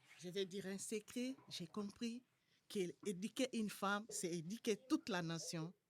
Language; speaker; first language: French; non-native, local second language; Lingala